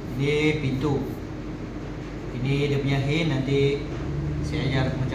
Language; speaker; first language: Malay; native; Malay